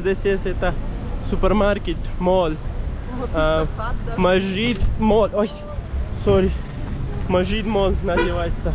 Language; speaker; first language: Russian; non-native, learner; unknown